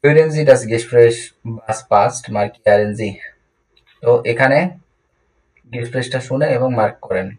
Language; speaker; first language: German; non-native, fluent; Bangla